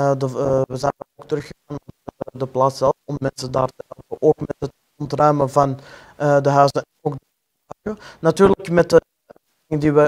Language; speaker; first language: Dutch; non-native, fluent; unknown